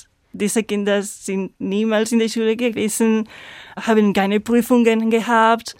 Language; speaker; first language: German; non-native, fluent; Spanish